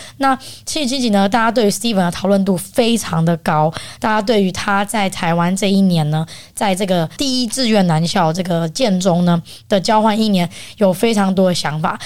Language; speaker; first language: Chinese; native; Chinese